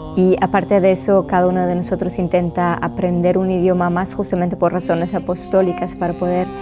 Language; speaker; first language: Spanish; non-native, local second language; German